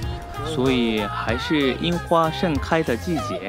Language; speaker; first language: Chinese; native; Chinese